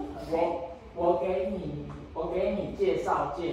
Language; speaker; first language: Chinese; non-native, learner; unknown